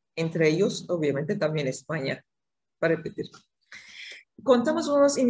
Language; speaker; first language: Spanish; non-native, fluent; Turkish